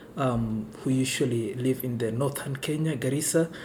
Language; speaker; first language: English; non-native, local second language; Somali